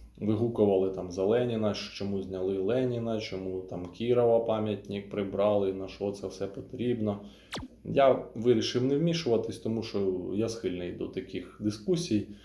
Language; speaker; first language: Ukrainian; non-native, local second language; Russian